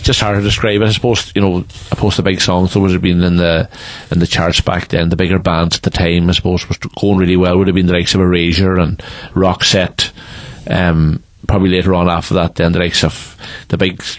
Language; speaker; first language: English; native; English